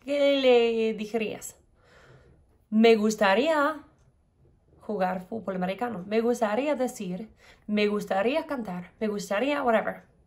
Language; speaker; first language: Spanish; non-native, fluent; English